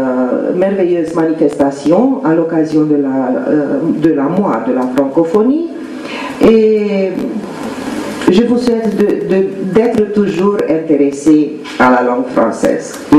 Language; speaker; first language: French; non-native, fluent; Romanian